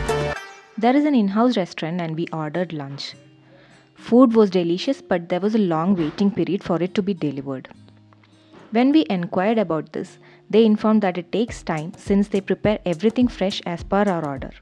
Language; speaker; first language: English; non-native, local second language; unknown